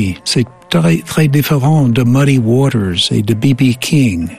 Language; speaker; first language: French; non-native, fluent; English